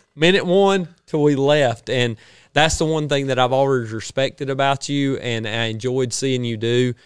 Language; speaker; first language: English; native; English